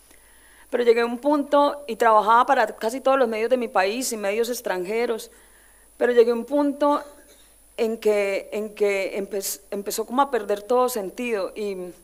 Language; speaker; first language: Spanish; native; Spanish